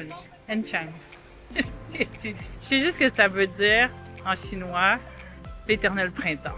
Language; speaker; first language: French; native; French